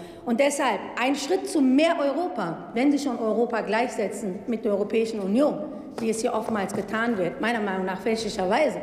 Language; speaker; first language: German; early bilingual, other home language; Turkish